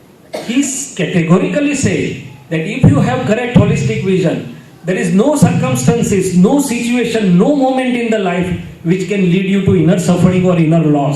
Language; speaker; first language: English; non-native, local second language; Gujarati